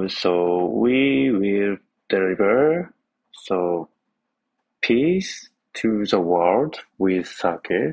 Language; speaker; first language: English; non-native, learner; Japanese